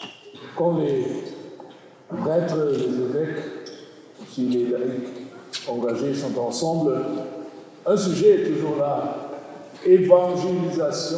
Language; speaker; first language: French; non-native, learner; German